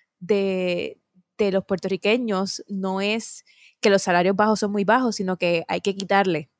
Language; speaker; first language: Spanish; native; Spanish